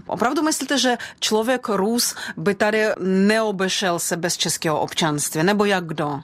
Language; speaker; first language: Czech; non-native, fluent; Russian